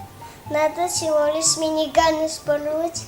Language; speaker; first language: Russian; non-native, local second language; Tajik